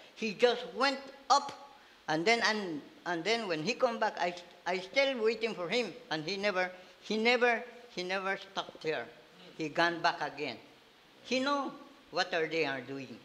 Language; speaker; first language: English; non-native, local second language; Spanish